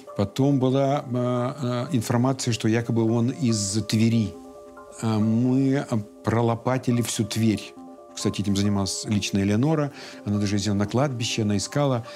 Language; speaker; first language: Russian; native; Russian